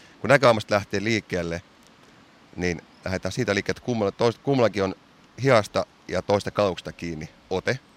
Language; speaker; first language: Finnish; early bilingual, heritage; Finnish